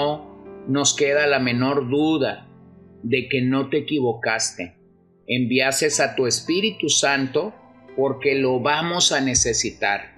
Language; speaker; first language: Spanish; native; Spanish